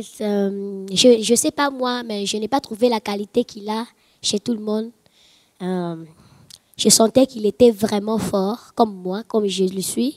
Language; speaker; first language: French; non-native, local second language; Lingala